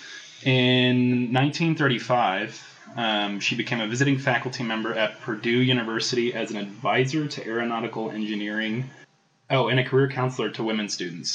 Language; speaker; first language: English; native; English